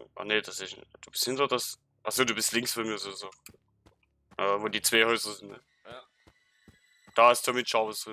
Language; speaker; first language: German; native; German